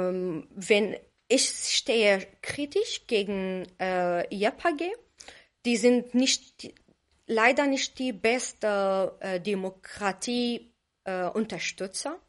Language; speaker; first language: German; non-native, fluent; Arabic